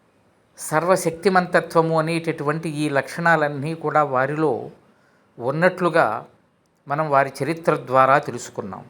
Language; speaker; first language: Telugu; native; Telugu